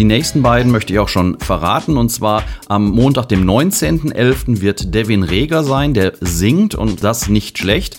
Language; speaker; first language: German; native; German